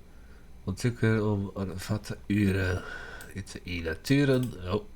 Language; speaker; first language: Swedish; non-native, learner; Dutch